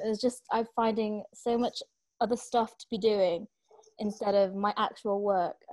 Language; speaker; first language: English; non-native, fluent; Portuguese